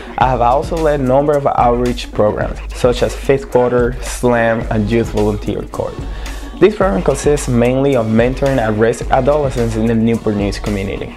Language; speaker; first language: English; non-native, fluent; Spanish